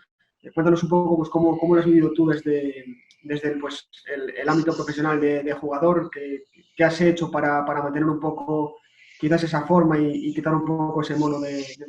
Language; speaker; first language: Spanish; native; Spanish